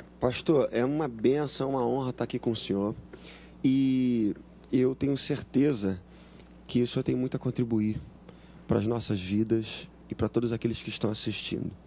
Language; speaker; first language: Portuguese; native; Portuguese